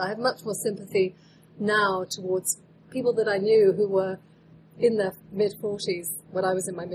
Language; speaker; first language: English; native; English